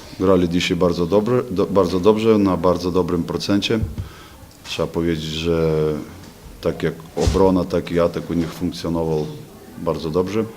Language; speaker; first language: Polish; non-native, fluent; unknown